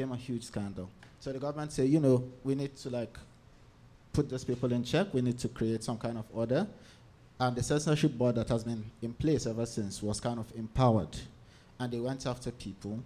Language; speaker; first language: English; non-native, local second language; Hausa